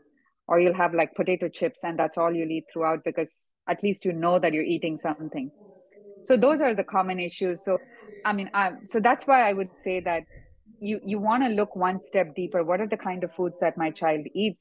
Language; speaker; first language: English; non-native, local second language; Tamil